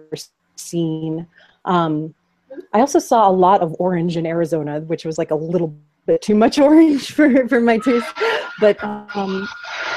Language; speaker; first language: English; native; English